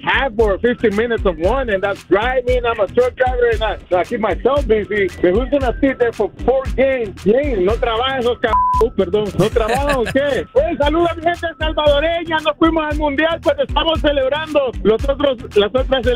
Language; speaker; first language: Spanish; early bilingual, heritage; Spanish